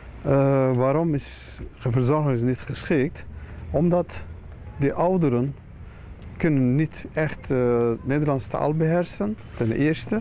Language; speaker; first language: Dutch; non-native, fluent; Turkish